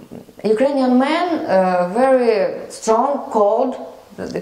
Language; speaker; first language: English; non-native, learner; Russian